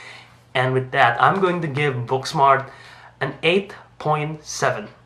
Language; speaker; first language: English; non-native, fluent; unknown